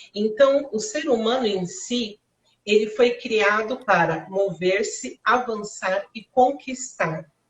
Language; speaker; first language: Portuguese; native; Portuguese